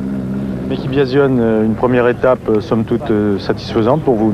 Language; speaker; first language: French; native; French